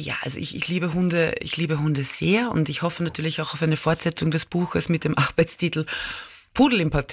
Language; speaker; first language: German; native; German